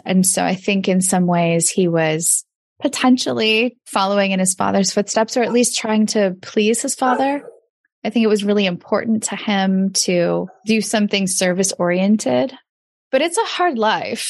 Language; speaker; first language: English; native; English